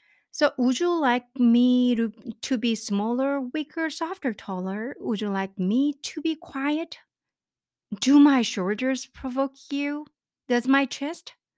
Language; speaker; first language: English; non-native, fluent; Korean